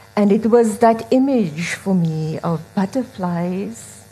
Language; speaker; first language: English; non-native, local second language; Afrikaans